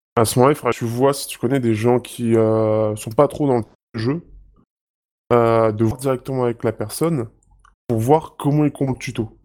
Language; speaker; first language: French; native; French